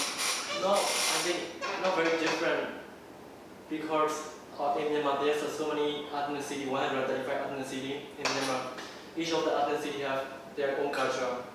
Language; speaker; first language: English; non-native, learner; Burmese